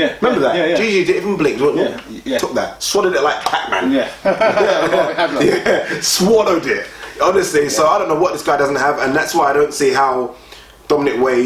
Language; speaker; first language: English; native; English